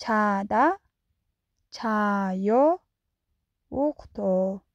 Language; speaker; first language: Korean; non-native, fluent; Kyrgyz